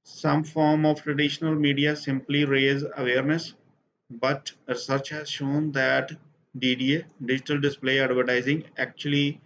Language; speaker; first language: English; non-native, local second language; Punjabi